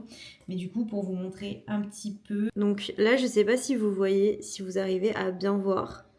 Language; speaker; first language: French; native; French